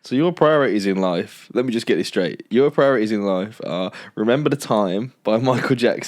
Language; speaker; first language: English; native; English